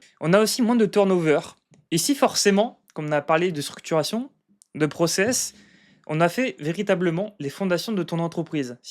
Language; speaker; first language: French; native; French